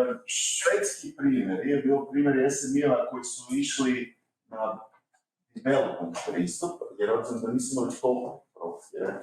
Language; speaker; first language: Croatian; native; Croatian